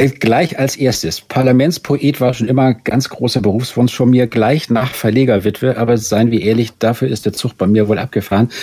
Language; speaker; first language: German; native; German